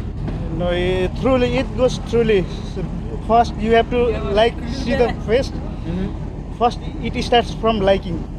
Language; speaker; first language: English; non-native, learner; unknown